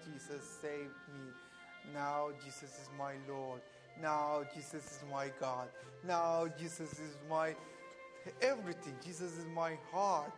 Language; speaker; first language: English; non-native, learner; Persian